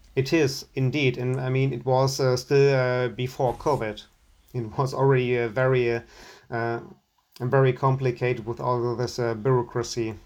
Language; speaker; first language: English; non-native, fluent; German